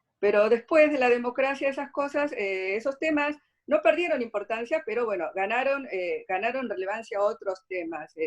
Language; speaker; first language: Spanish; early bilingual, other home language; Korean